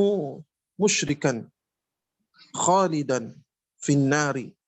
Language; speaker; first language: Arabic; non-native, learner; Indonesian